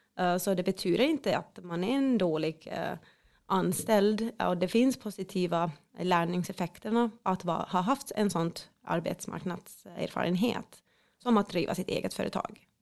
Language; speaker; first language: Swedish; non-native, fluent; Finnish